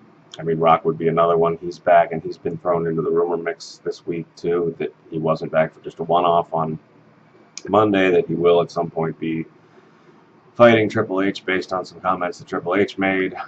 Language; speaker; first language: English; native; English